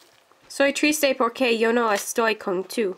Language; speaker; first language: Spanish; non-native, learner; English